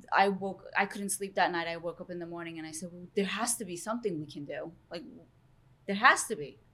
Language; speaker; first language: English; early bilingual, other home language; Turkish